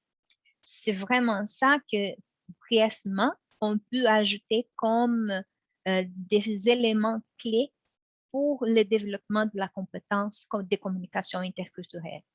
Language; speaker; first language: French; non-native, fluent; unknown